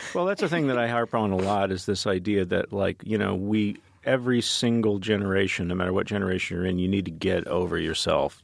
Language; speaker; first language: English; native; English